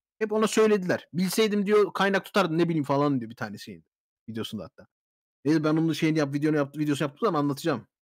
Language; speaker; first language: Turkish; early bilingual, heritage; Turkish